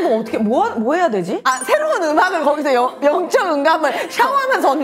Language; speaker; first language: Korean; native; Korean